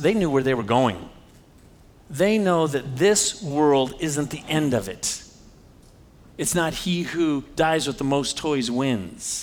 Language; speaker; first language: English; native; English